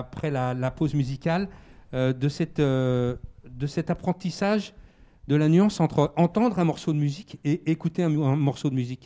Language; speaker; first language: French; native; French